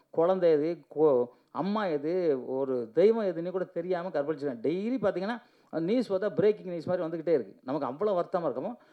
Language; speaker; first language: Tamil; native; Tamil